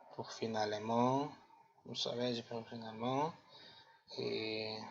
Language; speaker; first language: French; non-native, fluent; Spanish